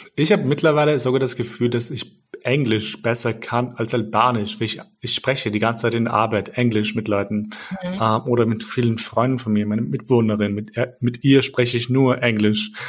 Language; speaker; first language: German; early bilingual, other home language; Albanian